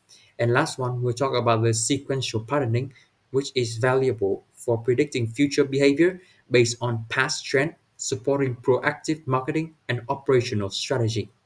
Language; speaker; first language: English; non-native, learner; Vietnamese